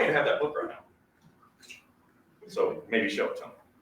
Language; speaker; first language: English; native; English